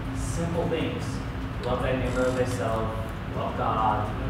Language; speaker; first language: English; native; English